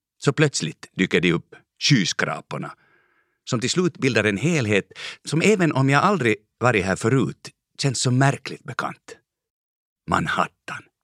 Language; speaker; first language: Swedish; native; Swedish